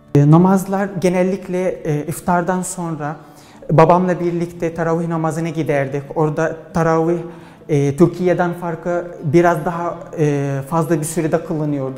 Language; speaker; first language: Turkish; non-native, fluent; Arabic